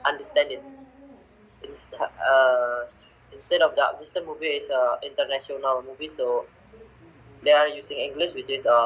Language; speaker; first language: English; non-native, learner; Indonesian